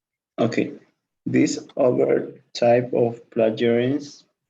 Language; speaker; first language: English; non-native, learner; Spanish